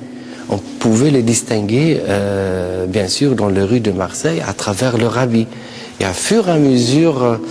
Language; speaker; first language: French; non-native, fluent; Arabic